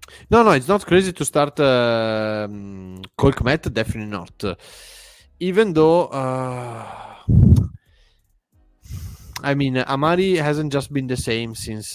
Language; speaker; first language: English; non-native, fluent; Italian